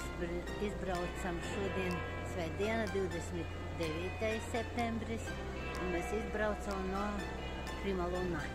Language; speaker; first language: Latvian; non-native, local second language; Russian